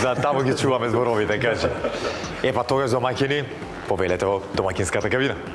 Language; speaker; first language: Macedonian; native; Macedonian